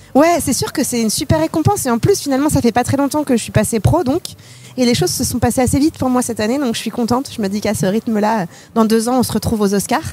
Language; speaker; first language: French; native; French